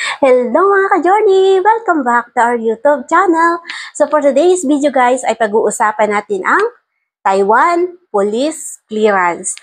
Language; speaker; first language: Filipino; native; Filipino